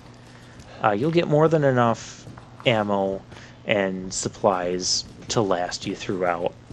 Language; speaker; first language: English; native; English